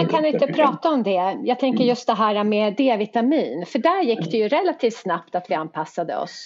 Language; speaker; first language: Swedish; native; Swedish